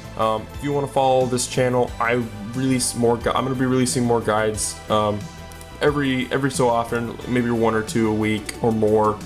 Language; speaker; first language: English; native; English